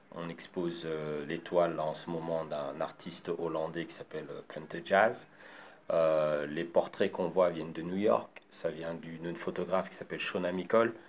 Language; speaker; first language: French; early bilingual, other home language; Lingala